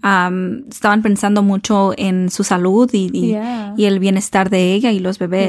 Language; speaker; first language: Spanish; early bilingual, heritage; Spanish